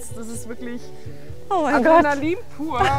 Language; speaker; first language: German; native; German